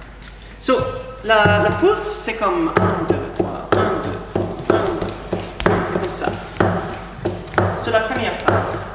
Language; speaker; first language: French; non-native, learner; English